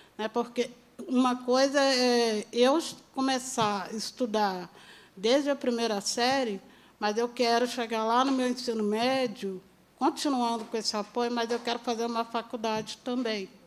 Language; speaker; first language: Portuguese; native; Portuguese